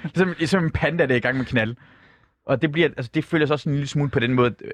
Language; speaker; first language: Danish; non-native, local second language; Persian